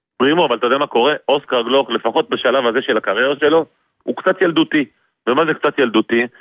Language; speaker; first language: Hebrew; native; Hebrew